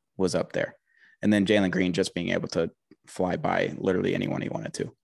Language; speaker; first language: English; native; English